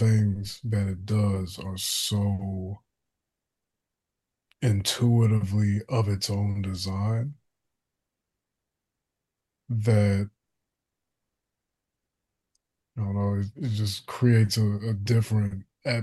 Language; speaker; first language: English; native; English